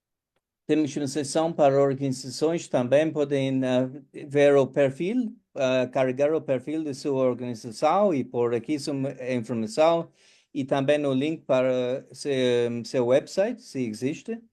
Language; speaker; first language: Portuguese; non-native, fluent; English